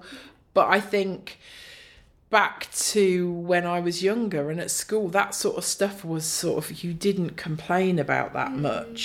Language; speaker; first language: English; native; English